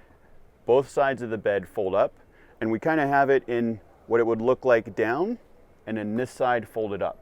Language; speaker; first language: English; native; English